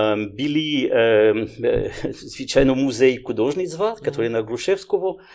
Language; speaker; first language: Ukrainian; non-native, learner; French